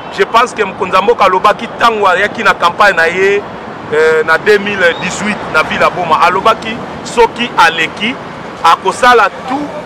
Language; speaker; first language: Lingala; non-native, local second language; Kongo